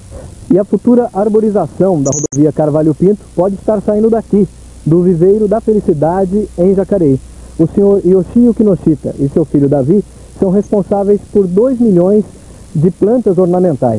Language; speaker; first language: Portuguese; native; Portuguese